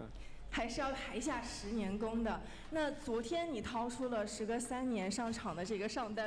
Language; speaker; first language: Chinese; native; Chinese